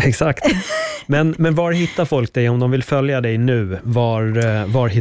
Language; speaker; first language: Swedish; native; Swedish